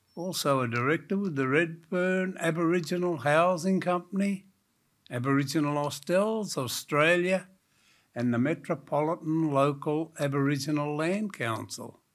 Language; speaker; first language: English; native; English